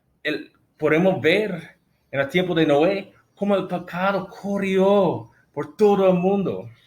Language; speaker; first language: Spanish; non-native, fluent; English